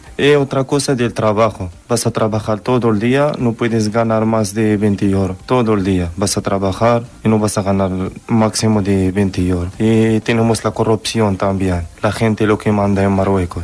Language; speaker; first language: Spanish; non-native, learner; Arabic